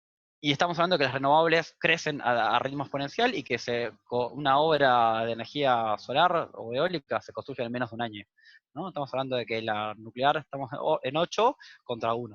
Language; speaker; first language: Spanish; native; Spanish